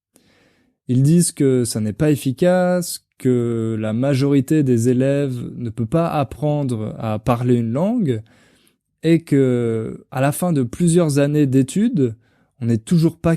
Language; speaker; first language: French; native; French